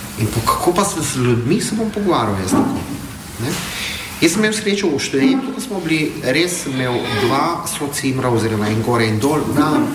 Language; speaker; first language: Slovenian; non-native, fluent; Arabic